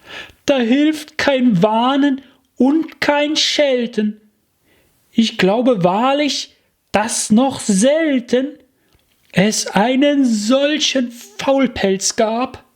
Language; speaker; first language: German; native; German